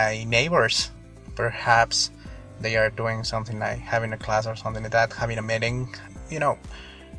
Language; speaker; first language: English; non-native, fluent; Spanish